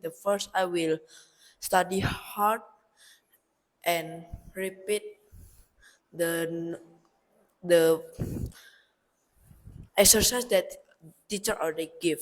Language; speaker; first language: English; non-native, learner; Indonesian